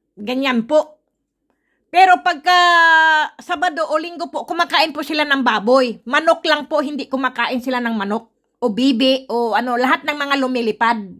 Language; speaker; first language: Filipino; native; Filipino